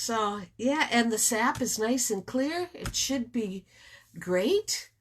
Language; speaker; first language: English; native; English